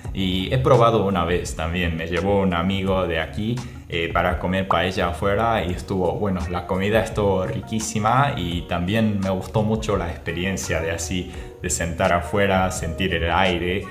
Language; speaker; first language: Spanish; non-native, fluent; Japanese